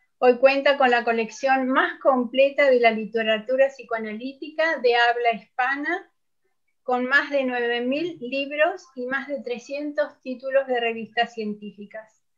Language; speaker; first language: Spanish; native; Spanish